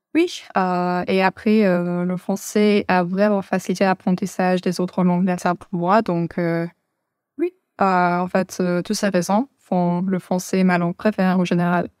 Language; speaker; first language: English; non-native, fluent; Turkish